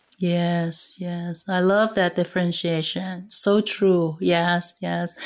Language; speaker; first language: English; non-native, fluent; Cantonese